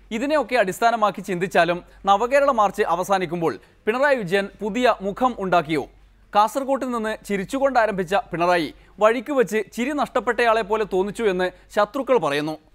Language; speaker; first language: Malayalam; native; Malayalam